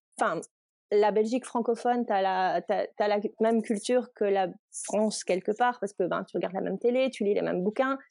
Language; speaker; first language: French; native; French